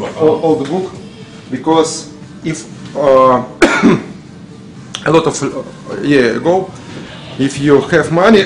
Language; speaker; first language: English; non-native, learner; Russian